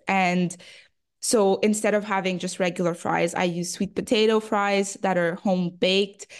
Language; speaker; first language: English; early bilingual, other home language; French